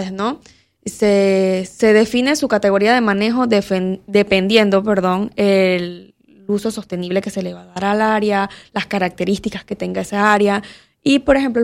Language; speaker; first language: Spanish; native; Spanish